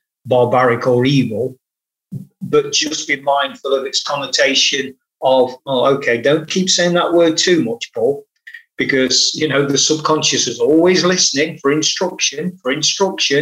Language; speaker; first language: English; native; English